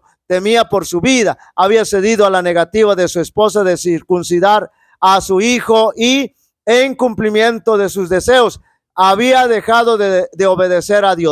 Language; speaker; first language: Spanish; native; Spanish